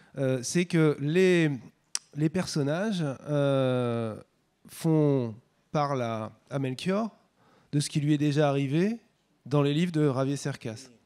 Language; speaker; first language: French; native; French